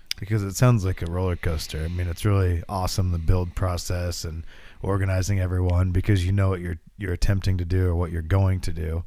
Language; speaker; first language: English; native; English